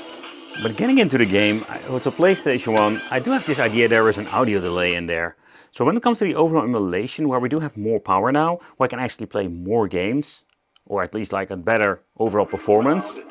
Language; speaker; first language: English; non-native, fluent; Dutch